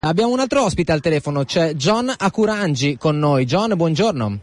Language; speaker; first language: Italian; native; Italian